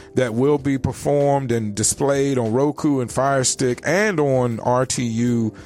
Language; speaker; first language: English; native; English